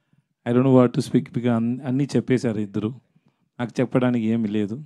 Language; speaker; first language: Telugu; non-native, learner; Tamil